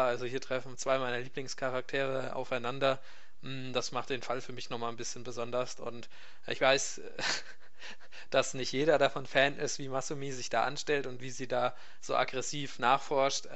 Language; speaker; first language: German; native; German